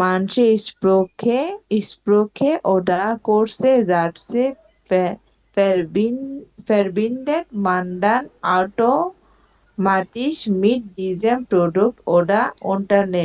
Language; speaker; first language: German; non-native, learner; Bangla